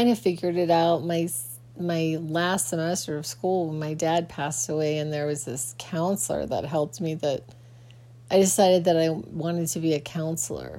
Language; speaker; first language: English; native; English